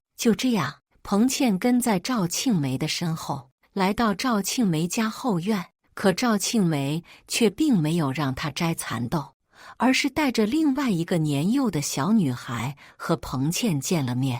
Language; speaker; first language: Chinese; native; Chinese